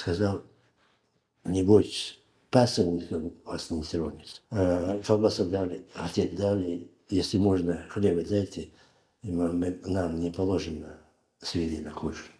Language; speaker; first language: Russian; non-native, learner; Uzbek